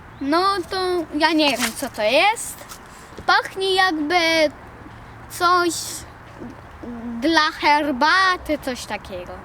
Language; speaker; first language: Polish; early bilingual, other home language; Russian